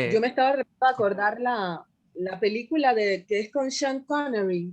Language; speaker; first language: Spanish; native; Spanish